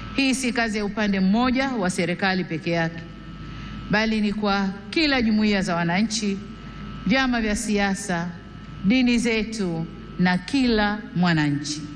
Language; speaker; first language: Swahili; native; Swahili